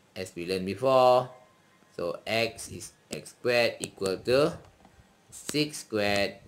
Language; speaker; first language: English; non-native, local second language; Malay